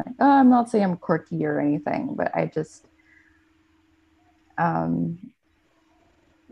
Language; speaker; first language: English; non-native, local second language; Filipino